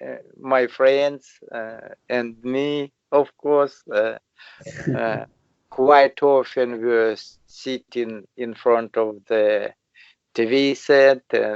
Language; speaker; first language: English; non-native, learner; Russian